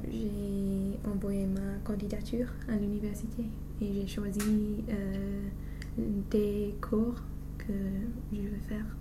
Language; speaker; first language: French; non-native, fluent; English